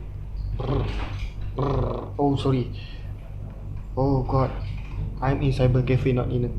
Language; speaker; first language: English; non-native, local second language; Malay